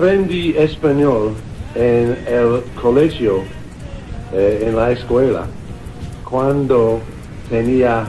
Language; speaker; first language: Spanish; non-native, learner; English